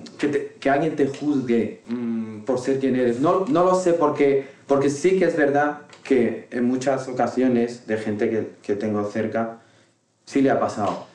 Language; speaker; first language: Spanish; non-native, local second language; Arabic